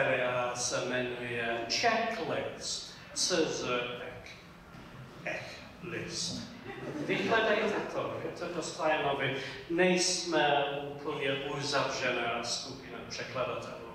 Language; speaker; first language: Czech; non-native, fluent; English